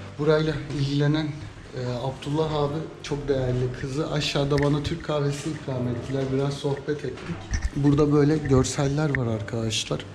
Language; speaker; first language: Turkish; native; Turkish